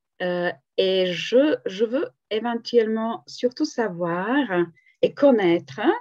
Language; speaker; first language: French; non-native, fluent; Slovak